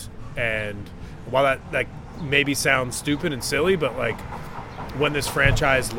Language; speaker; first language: English; native; English